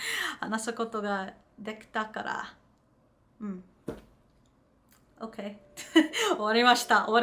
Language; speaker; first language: Japanese; non-native, learner; English